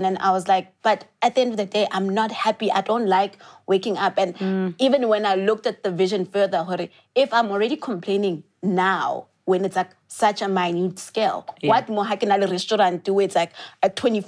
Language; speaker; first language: English; non-native, local second language; Southern Sotho